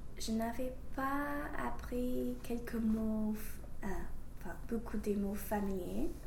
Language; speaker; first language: French; non-native, learner; English